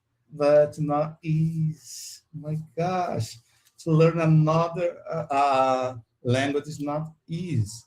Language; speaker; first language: English; non-native, learner; Portuguese